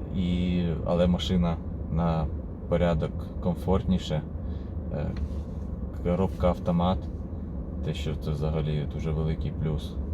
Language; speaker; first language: Ukrainian; non-native, local second language; Russian